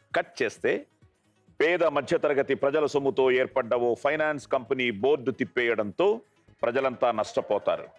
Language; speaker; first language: Telugu; native; Telugu